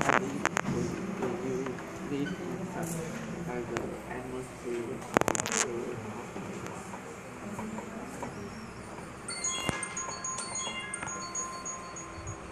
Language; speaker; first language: English; non-native, learner; Chinese